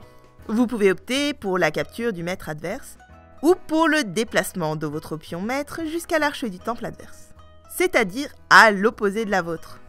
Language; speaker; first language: French; native; French